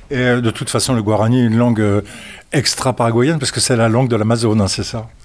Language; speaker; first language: French; native; French